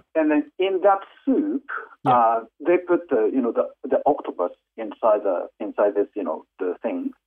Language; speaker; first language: English; non-native, fluent; Japanese